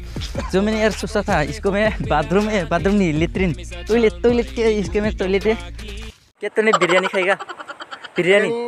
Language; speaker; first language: Hindi; non-native, local second language; Bodo